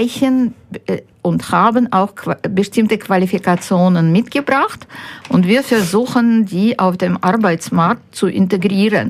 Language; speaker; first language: German; non-native, fluent; Ukrainian